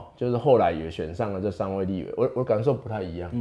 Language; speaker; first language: Chinese; native; Chinese